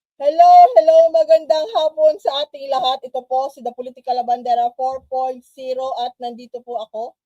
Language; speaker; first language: Filipino; non-native, local second language; Cebuano